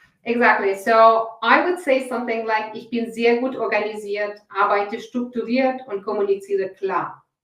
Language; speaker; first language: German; non-native, fluent; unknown